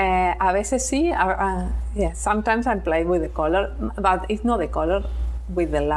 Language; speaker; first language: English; non-native, learner; Spanish